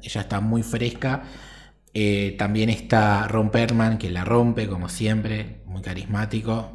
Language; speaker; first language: Spanish; native; Spanish